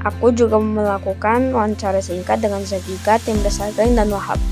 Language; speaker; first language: Indonesian; native; Indonesian